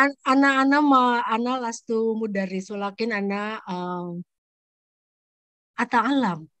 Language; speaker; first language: Arabic; non-native, learner; Indonesian